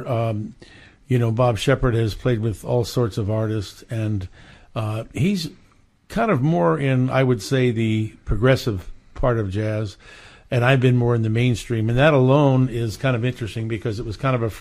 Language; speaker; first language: English; native; English